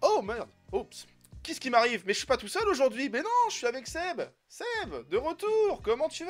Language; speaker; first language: French; native; French